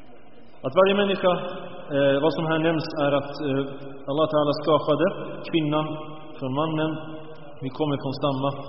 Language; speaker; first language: Swedish; early bilingual, other home language; Arabic